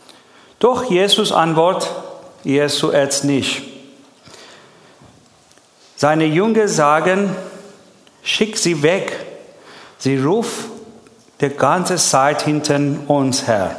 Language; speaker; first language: German; non-native, learner; Persian